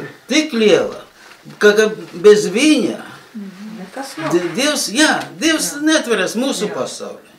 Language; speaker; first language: Latvian; non-native, local second language; Russian